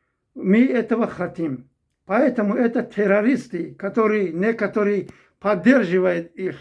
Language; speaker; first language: Russian; non-native, fluent; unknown